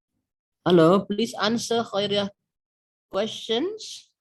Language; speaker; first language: English; non-native, fluent; Indonesian